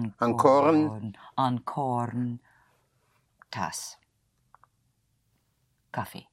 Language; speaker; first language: French; non-native, learner; English